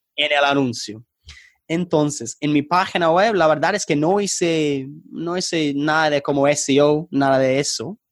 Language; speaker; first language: Spanish; non-native, fluent; English